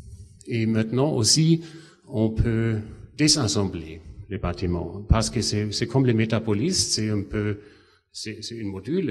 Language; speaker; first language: French; non-native, fluent; German